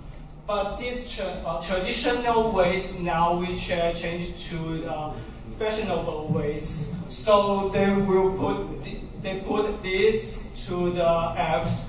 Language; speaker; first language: English; non-native, learner; Chinese